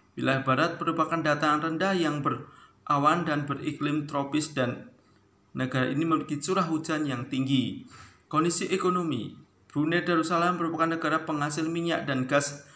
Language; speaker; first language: Indonesian; native; Indonesian